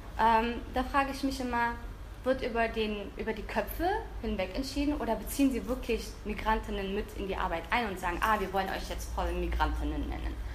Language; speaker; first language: German; early bilingual, other home language; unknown